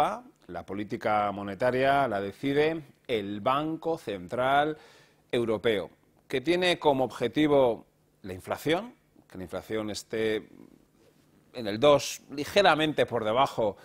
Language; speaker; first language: Spanish; native; Spanish